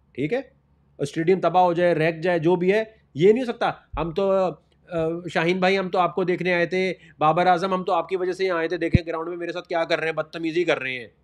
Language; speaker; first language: Urdu; native; Urdu